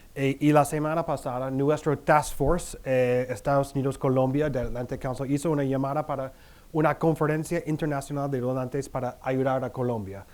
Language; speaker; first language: Spanish; non-native, fluent; English